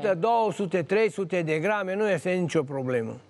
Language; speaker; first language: Romanian; native; Romanian